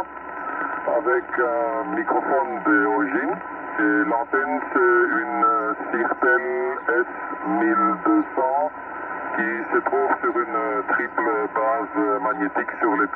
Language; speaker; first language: French; non-native, fluent; Greek